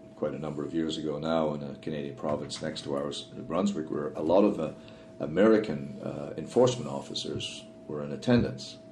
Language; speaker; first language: English; native; English